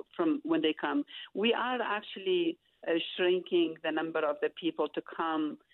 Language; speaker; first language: English; non-native, fluent; Arabic